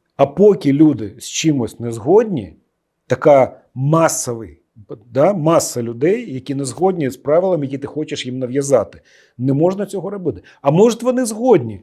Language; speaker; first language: Ukrainian; non-native, local second language; Russian